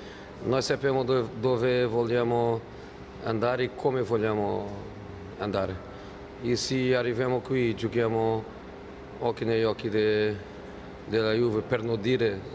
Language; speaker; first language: Italian; non-native, fluent; Portuguese